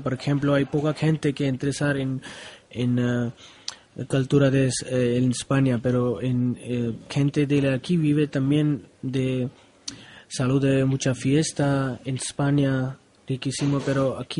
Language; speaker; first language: Spanish; non-native, learner; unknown